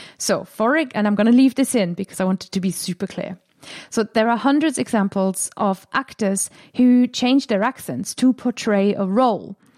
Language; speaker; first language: English; non-native, fluent; German